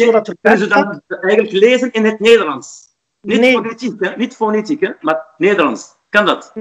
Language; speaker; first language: Dutch; non-native, fluent; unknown